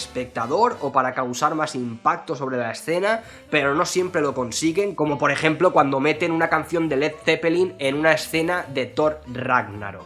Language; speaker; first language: Spanish; native; Spanish